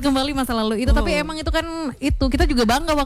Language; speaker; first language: Indonesian; native; Indonesian